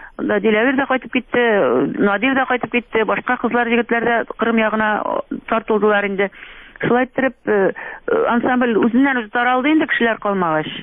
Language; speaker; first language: Tatar; native; Tatar